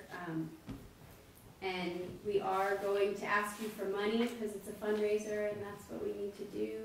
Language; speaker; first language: English; native; English